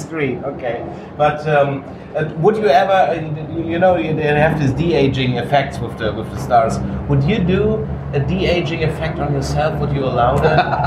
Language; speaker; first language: English; non-native, fluent; German